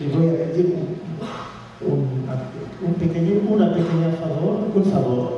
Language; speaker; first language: Spanish; non-native, fluent; French